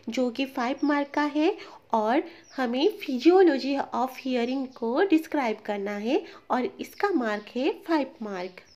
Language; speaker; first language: Hindi; non-native, local second language; Bangla